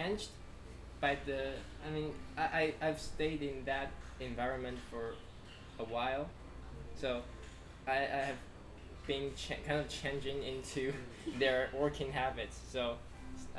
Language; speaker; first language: English; non-native, fluent; Chinese